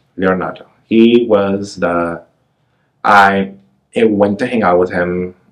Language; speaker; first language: English; native; English